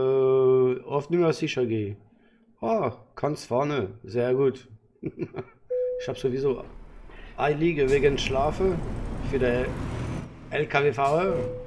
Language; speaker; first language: German; non-native, learner; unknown